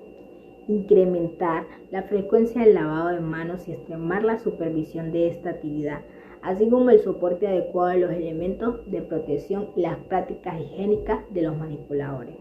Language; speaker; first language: Spanish; native; Spanish